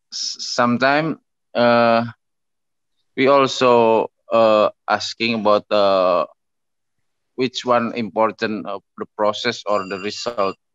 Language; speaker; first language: English; non-native, learner; Indonesian